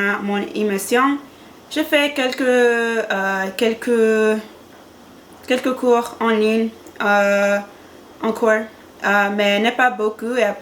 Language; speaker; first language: French; non-native, learner; English